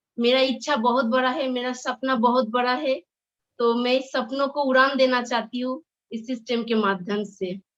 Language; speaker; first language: Hindi; non-native, local second language; Bangla